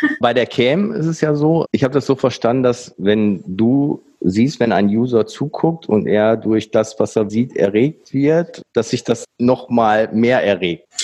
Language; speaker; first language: German; native; German